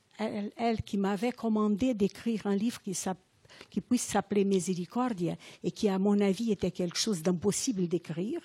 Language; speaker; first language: French; non-native, fluent; Portuguese